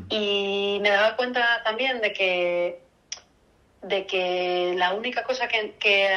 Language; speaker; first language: Spanish; native; Spanish